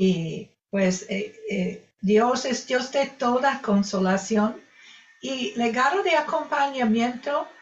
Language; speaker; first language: Spanish; non-native, fluent; English